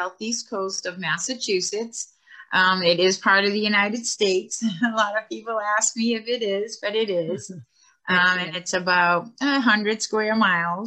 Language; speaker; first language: English; native; English